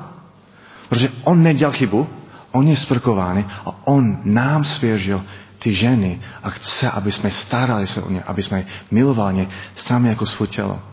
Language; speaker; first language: Czech; non-native, learner; English